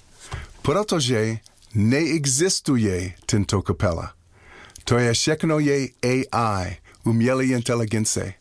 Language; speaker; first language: Czech; non-native, learner; English